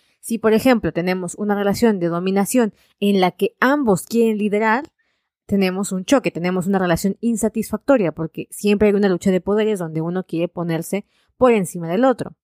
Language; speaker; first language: Spanish; native; Spanish